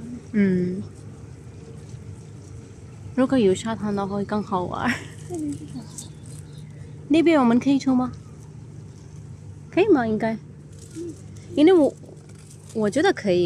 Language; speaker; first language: Chinese; non-native, fluent; Urdu